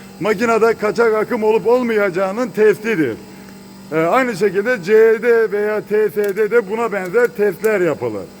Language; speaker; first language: Turkish; native; Turkish